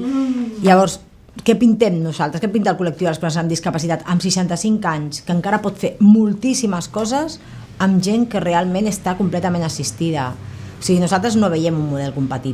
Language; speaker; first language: Catalan; native; Catalan